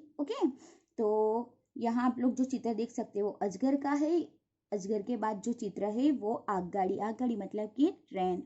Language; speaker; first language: Hindi; non-native, local second language; Gujarati